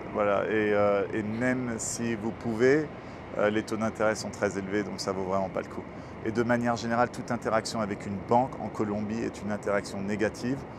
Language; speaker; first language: French; native; French